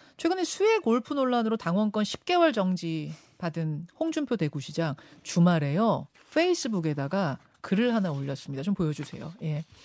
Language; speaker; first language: Korean; native; Korean